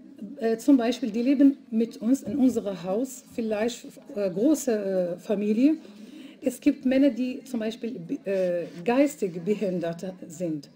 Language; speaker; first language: German; non-native, fluent; Arabic